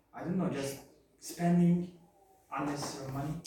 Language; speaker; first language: English; non-native, learner; Turkish